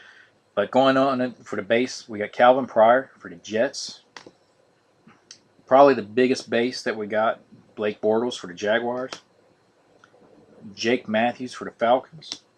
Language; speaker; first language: English; native; English